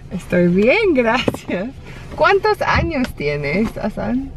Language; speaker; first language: Spanish; non-native, learner; English